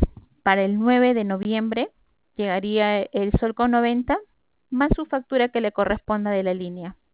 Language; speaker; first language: Spanish; native; Spanish